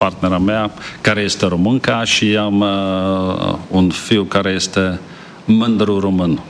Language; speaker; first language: Romanian; non-native, learner; Czech